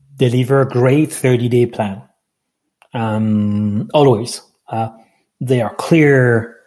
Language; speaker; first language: English; non-native, fluent; French